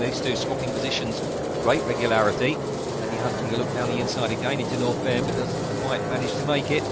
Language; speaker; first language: English; native; English